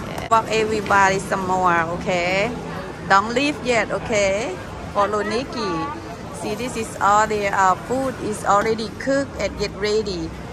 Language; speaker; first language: English; non-native, learner; Thai